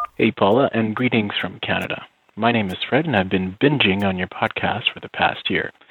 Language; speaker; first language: English; native; English